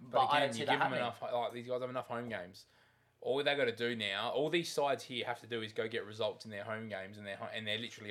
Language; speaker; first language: English; native; English